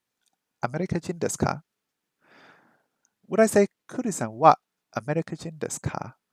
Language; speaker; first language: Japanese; non-native, learner; English